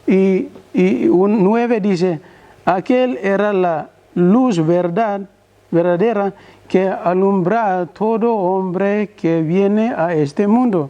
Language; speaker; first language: Spanish; non-native, learner; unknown